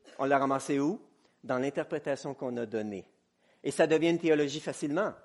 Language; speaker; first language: French; native; French